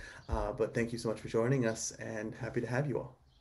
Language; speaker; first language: English; native; English